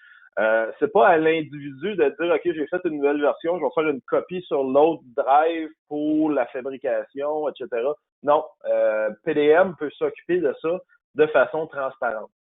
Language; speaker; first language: French; native; French